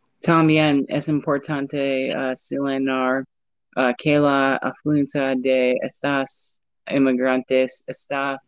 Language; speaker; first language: Spanish; non-native, learner; English